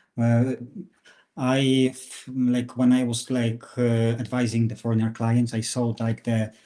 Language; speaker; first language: English; non-native, fluent; Chinese